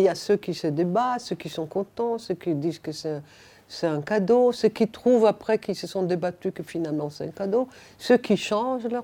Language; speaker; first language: French; non-native, fluent; Hebrew